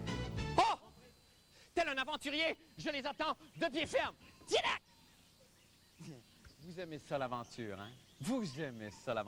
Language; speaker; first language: French; native; French